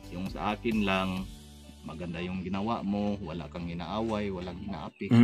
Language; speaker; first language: Filipino; non-native, local second language; Cebuano